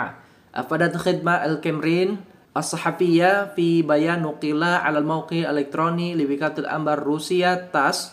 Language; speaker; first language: Arabic; non-native, fluent; Indonesian